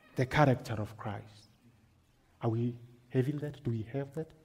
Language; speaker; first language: English; non-native, local second language; Northern Sotho